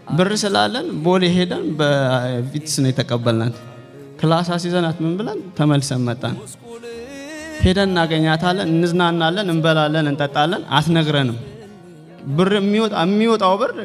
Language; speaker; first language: Amharic; native; Amharic